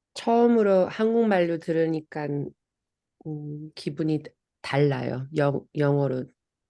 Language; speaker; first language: Korean; early bilingual, heritage; Korean